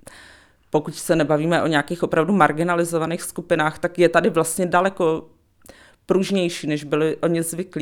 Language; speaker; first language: Czech; native; Czech